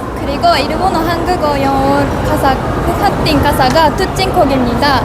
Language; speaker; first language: Korean; non-native, fluent; Japanese